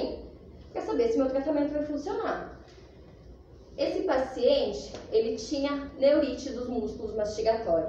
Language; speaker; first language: Portuguese; native; Portuguese